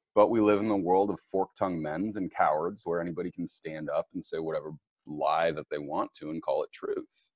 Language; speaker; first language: English; native; English